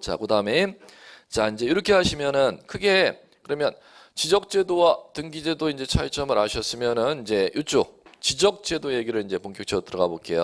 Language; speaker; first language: Korean; native; Korean